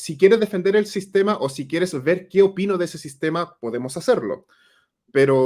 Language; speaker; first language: Spanish; native; Spanish